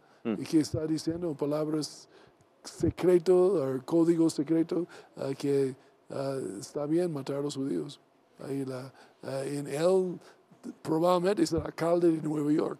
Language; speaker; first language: Spanish; non-native, learner; English